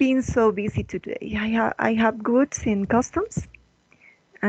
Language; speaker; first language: English; non-native, learner; Spanish